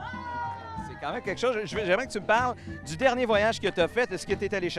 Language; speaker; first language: French; native; French